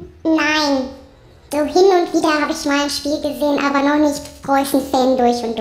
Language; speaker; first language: German; native; German